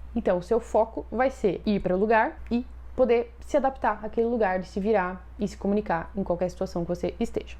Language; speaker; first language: Portuguese; native; Portuguese